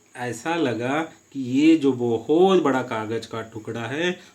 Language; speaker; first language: Hindi; non-native, local second language; Marathi